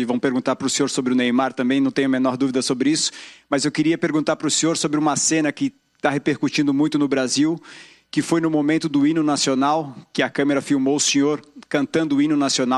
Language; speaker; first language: Portuguese; native; Portuguese